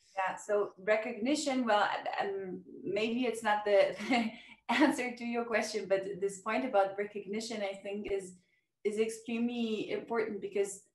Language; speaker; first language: English; non-native, fluent; German